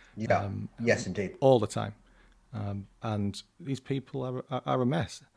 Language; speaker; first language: English; native; English